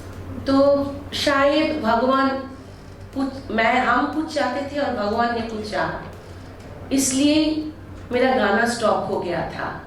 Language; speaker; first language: Hindi; non-native, local second language; Bangla